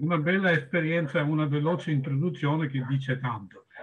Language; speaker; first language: Italian; non-native, fluent; Albanian